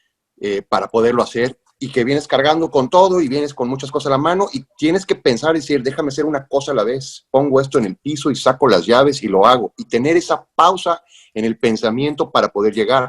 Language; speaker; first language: Spanish; native; Spanish